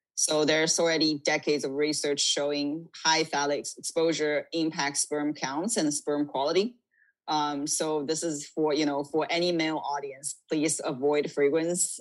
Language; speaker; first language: English; non-native, fluent; Chinese